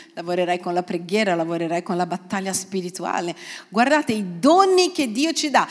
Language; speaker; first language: Italian; non-native, fluent; Portuguese